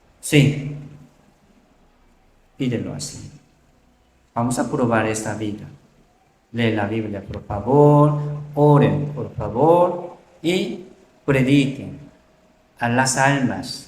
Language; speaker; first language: Spanish; non-native, learner; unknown